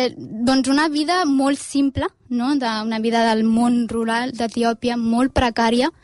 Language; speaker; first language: Catalan; early bilingual, other home language; Amharic